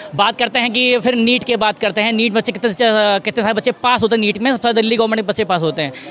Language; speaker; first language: Hindi; native; Hindi